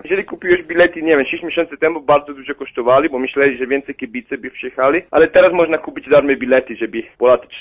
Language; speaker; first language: Polish; non-native, learner; Italian